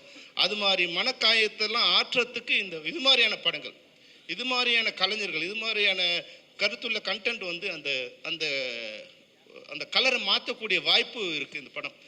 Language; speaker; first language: Tamil; native; Tamil